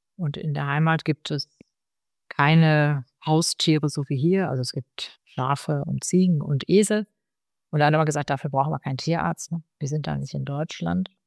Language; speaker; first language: German; early bilingual, other home language; Arabic